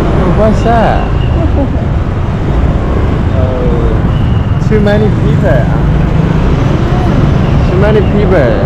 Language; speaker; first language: English; non-native, learner; Burmese